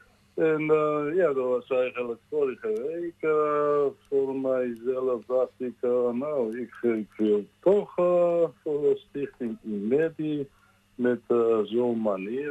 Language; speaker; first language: Dutch; non-native, learner; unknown